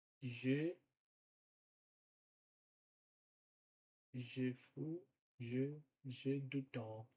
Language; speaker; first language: French; non-native, learner; Portuguese